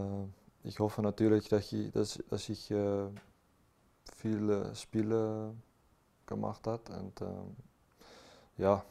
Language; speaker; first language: German; non-native, learner; Dutch